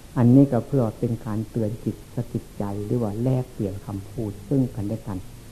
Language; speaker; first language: Thai; non-native, local second language; Lao